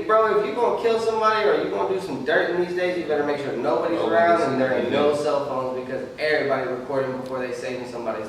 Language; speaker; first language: English; native; English